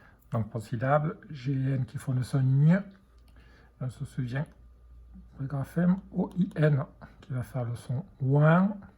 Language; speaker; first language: French; native; French